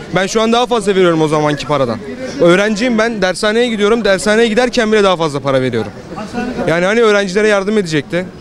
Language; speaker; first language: Turkish; native; Turkish